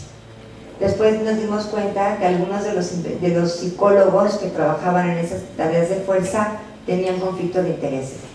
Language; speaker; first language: Spanish; native; Spanish